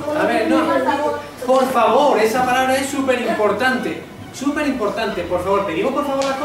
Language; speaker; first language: Spanish; native; Spanish